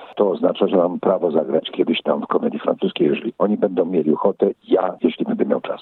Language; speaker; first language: Polish; native; Polish